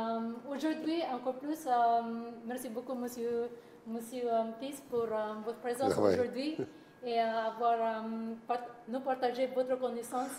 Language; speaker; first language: French; non-native, learner; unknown